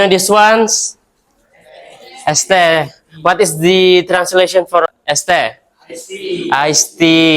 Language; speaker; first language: English; non-native, fluent; Indonesian